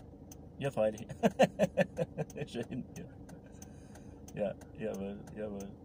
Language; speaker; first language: German; native; German